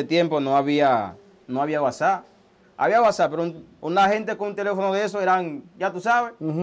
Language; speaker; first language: Spanish; early bilingual, other home language; Haitian Creole